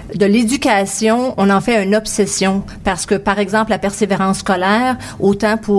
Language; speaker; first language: French; native; French